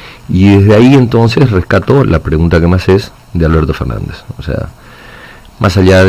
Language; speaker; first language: Spanish; native; Spanish